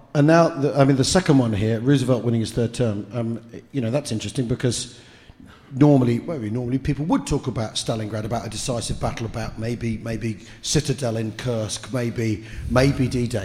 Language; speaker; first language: English; native; English